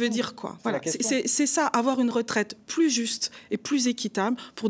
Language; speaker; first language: French; native; French